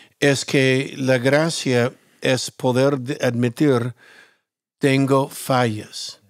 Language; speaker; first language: Spanish; non-native, fluent; English